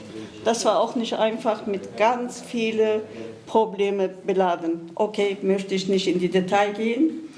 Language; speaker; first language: German; non-native, fluent; Kurdish